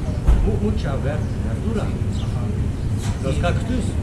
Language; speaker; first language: Spanish; non-native, learner; French